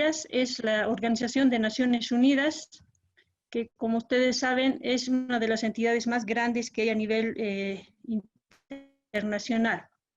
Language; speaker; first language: Spanish; native; Spanish